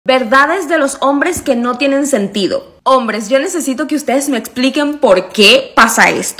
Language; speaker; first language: Spanish; native; Spanish